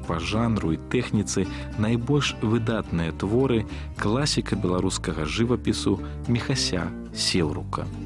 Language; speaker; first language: Belarusian; native; Belarusian